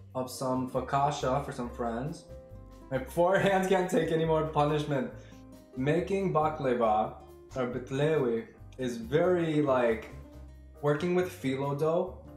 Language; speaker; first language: English; native; English